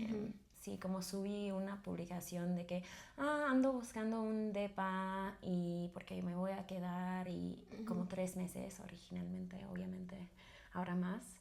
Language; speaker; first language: Spanish; non-native, fluent; English